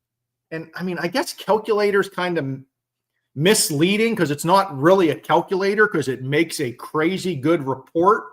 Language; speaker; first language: English; native; English